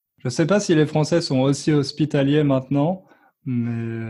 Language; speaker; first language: French; native; French